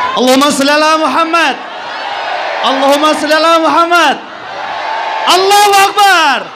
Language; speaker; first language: Indonesian; non-native, local second language; Javanese